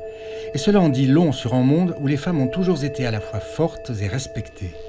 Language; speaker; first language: French; native; French